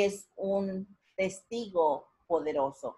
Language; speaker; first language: Spanish; native; Spanish